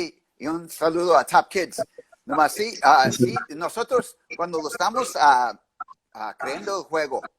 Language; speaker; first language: Spanish; early bilingual, heritage; English